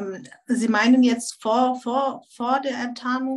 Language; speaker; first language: German; early bilingual, other home language; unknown